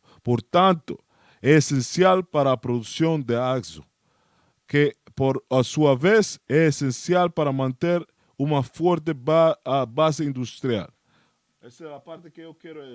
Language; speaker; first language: Portuguese; non-native, learner; Spanish